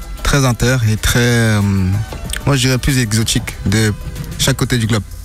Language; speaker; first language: French; non-native, fluent; English